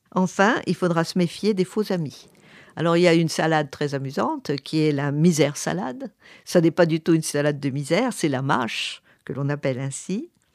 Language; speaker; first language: French; native; French